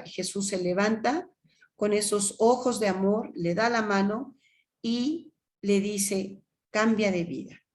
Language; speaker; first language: Spanish; native; Spanish